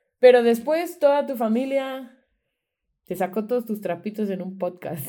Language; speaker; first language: Spanish; native; Spanish